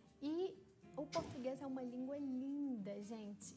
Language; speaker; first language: Portuguese; native; Portuguese